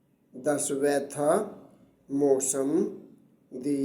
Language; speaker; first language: German; non-native, learner; Urdu